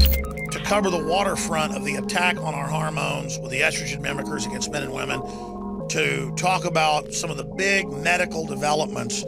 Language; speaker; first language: English; native; English